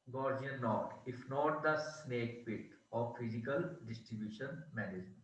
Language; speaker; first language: English; non-native, local second language; Punjabi